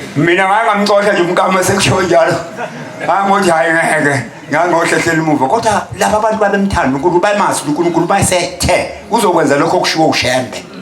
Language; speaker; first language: Zulu; native; Zulu